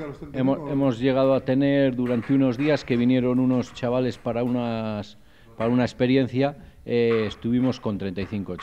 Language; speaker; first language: Spanish; native; Spanish